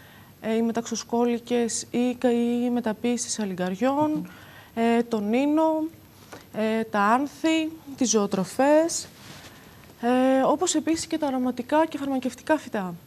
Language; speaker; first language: Greek; native; Greek